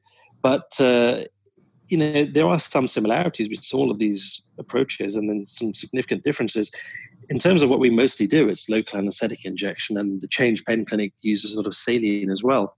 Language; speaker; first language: English; native; English